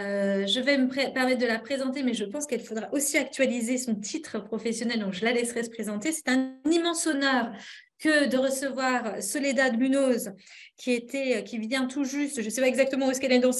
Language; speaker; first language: French; native; French